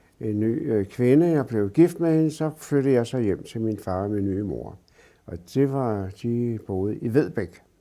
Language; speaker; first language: Danish; native; Danish